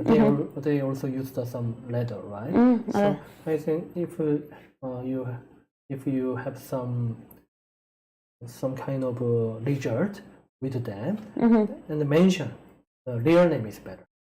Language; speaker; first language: English; non-native, learner; Korean